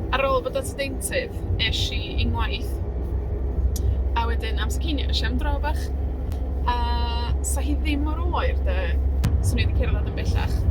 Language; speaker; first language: Welsh; non-native, learner; Spanish